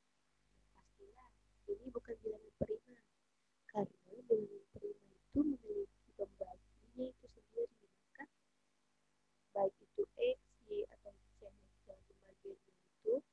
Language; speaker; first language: Indonesian; native; Indonesian